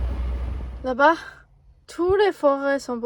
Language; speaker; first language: French; non-native, learner; Chinese